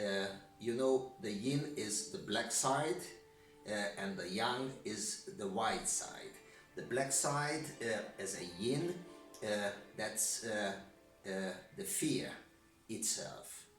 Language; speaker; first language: English; non-native, learner; Hungarian